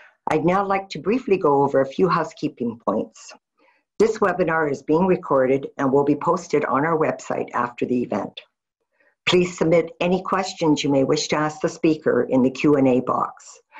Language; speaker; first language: English; native; English